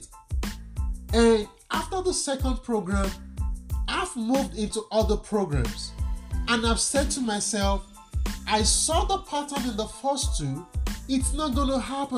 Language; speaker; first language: English; non-native, local second language; Yoruba